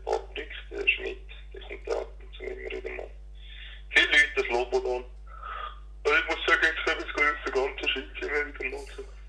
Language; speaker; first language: German; native; German